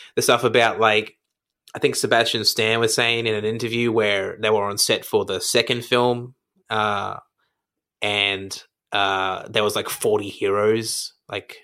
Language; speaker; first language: English; native; English